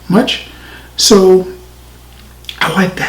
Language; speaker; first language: English; native; English